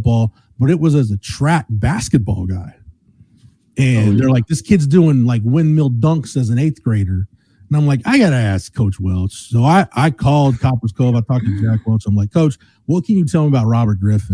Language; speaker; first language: English; native; English